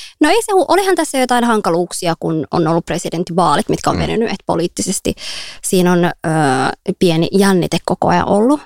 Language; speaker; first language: Finnish; early bilingual, other home language; Somali